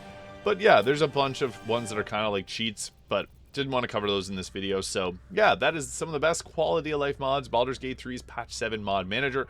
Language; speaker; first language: English; native; English